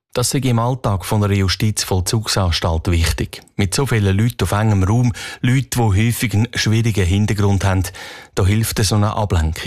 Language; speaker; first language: German; native; German